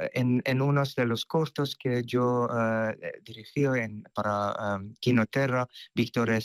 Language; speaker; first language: Spanish; non-native, fluent; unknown